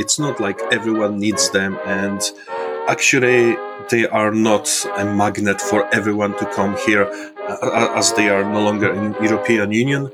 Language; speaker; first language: English; non-native, fluent; Polish